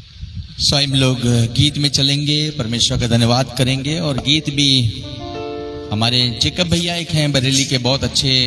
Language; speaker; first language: Hindi; native; Hindi